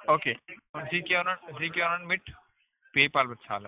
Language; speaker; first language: German; non-native, learner; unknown